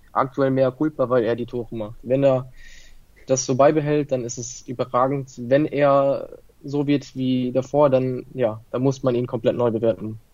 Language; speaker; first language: German; early bilingual, other home language; Italian